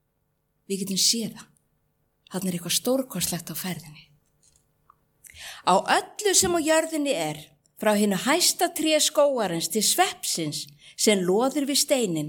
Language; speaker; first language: Icelandic; native; Icelandic